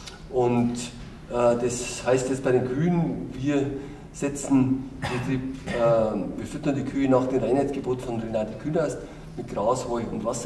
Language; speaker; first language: German; native; German